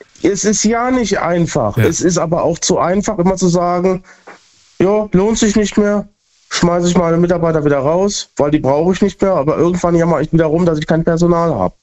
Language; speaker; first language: German; native; German